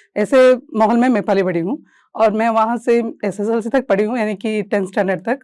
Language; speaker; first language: Hindi; non-native, local second language; Kannada